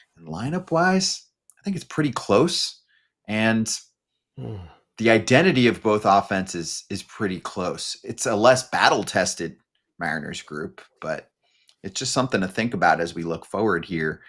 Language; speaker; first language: English; native; English